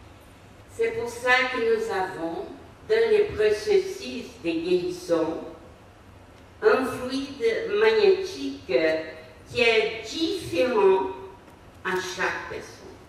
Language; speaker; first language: French; non-native, fluent; Portuguese